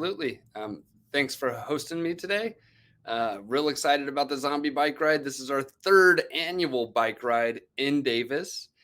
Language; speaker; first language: English; native; English